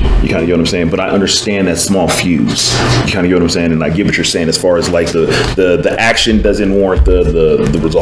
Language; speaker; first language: English; native; English